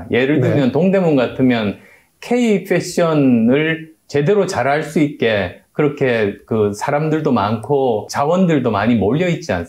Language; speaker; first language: Korean; native; Korean